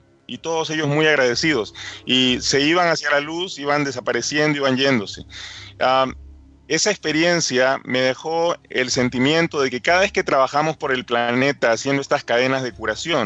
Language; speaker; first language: Spanish; native; Spanish